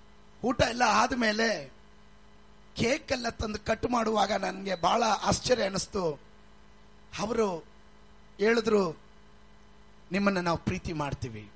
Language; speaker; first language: Kannada; native; Kannada